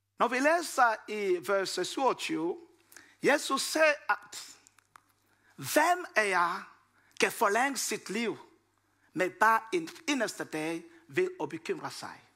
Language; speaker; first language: Danish; non-native, fluent; Lingala